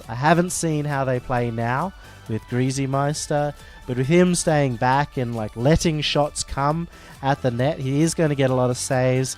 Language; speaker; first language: English; native; English